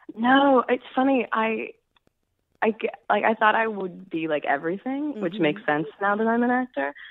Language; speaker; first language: English; native; English